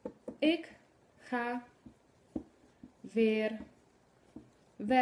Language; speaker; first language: Dutch; non-native, fluent; Polish